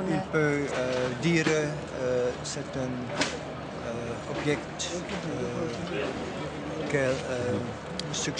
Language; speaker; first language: French; non-native, learner; Dutch